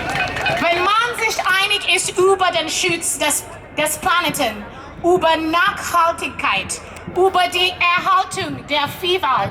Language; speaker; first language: German; non-native, learner; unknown